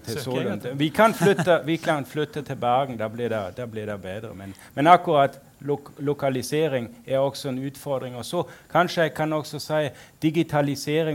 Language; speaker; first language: Norwegian; non-native, fluent; German